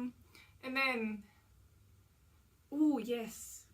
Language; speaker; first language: English; non-native, fluent; Dutch